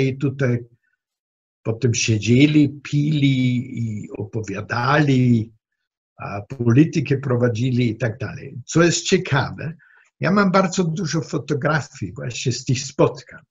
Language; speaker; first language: Polish; non-native, fluent; German